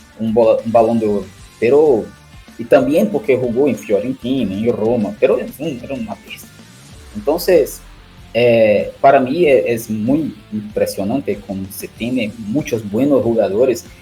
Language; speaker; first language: Spanish; non-native, learner; Portuguese